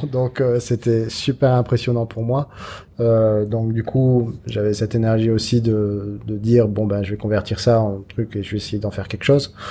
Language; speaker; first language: French; native; French